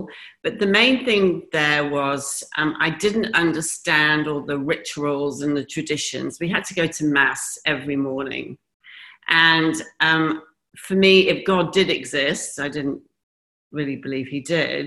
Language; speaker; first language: English; native; English